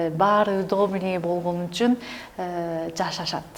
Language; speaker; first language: Kyrgyz; non-native, learner; Japanese